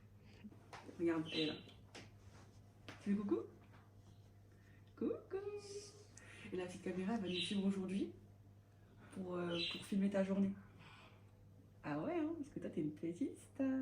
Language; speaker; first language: French; native; French